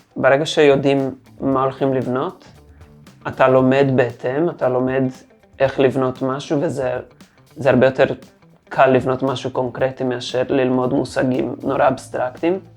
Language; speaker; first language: Hebrew; non-native, fluent; Portuguese